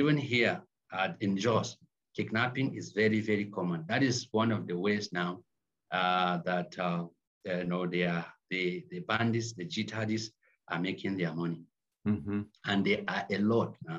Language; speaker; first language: English; non-native, local second language; Hausa